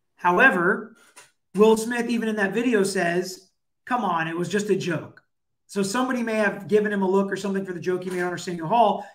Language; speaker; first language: English; native; English